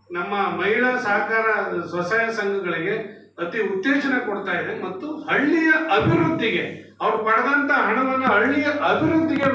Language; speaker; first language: Kannada; native; Kannada